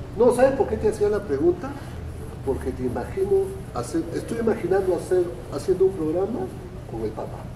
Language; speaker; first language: Spanish; native; Spanish